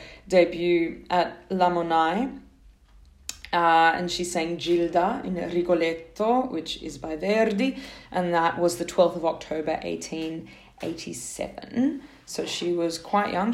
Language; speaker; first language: English; native; English